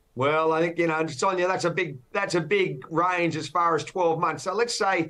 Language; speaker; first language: English; native; English